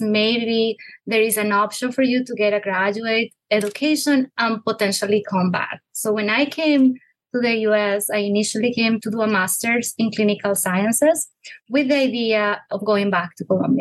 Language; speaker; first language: English; non-native, fluent; Spanish